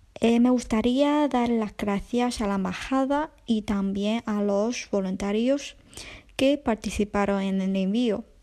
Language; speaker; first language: Spanish; non-native, fluent; Chinese